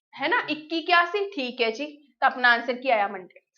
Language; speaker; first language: Hindi; non-native, local second language; Punjabi